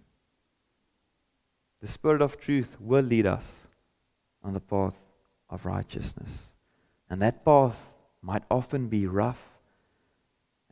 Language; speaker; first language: English; non-native, local second language; Afrikaans